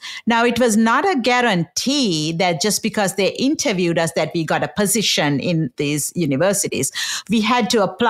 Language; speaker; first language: English; non-native, local second language; Sinhala